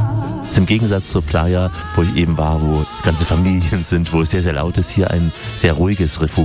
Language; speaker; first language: German; native; German